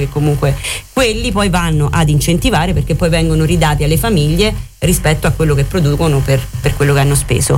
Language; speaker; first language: Italian; native; Italian